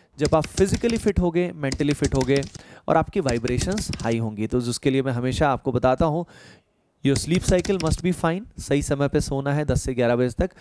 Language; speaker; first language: Hindi; native; Hindi